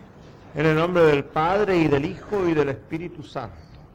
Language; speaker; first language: Spanish; native; Spanish